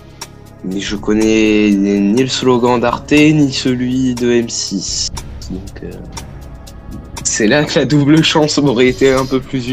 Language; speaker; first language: French; native; French